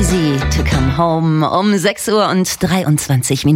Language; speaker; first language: German; native; German